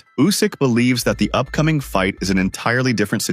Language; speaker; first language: English; native; English